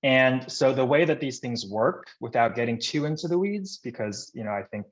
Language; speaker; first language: English; native; English